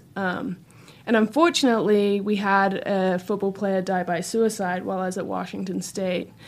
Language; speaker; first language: English; native; English